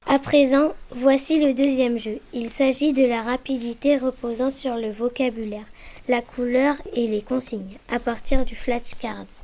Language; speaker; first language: French; native; French